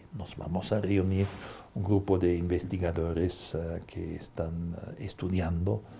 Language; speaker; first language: Spanish; non-native, fluent; German